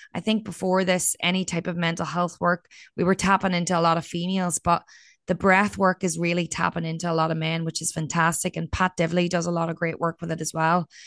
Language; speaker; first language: English; native; English